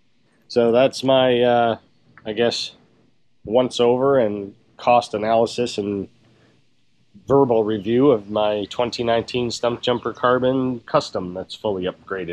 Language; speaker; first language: English; native; English